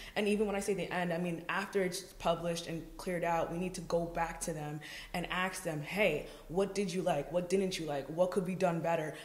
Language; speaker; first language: English; native; English